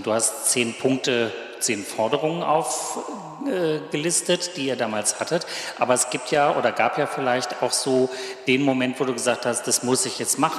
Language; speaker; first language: German; native; German